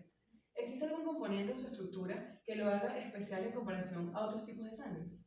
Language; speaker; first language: Spanish; native; Spanish